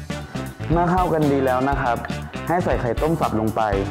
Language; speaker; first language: Thai; native; Thai